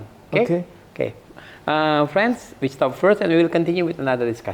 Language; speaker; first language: English; non-native, fluent; Indonesian